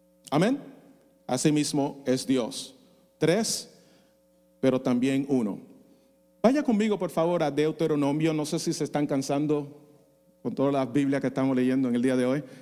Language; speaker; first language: Spanish; non-native, fluent; English